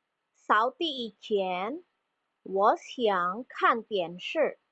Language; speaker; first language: Chinese; non-native, fluent; Indonesian